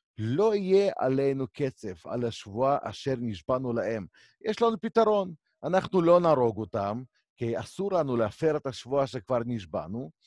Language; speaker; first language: Hebrew; native; Hebrew